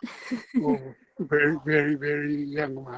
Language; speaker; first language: English; non-native, learner; Japanese